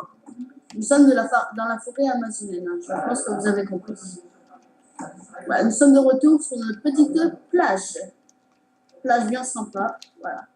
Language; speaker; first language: French; native; French